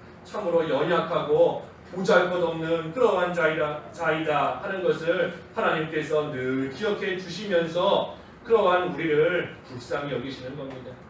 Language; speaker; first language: Korean; native; Korean